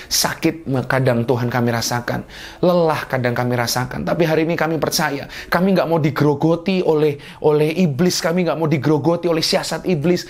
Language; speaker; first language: Indonesian; native; Indonesian